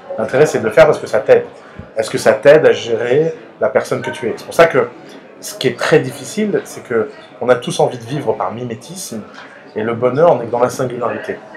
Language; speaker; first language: French; early bilingual, other home language; Arabic